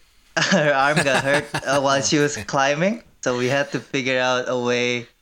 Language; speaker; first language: English; early bilingual, other home language; Korean